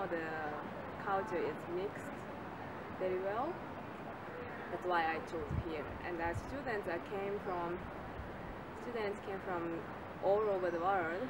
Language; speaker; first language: English; non-native, learner; Japanese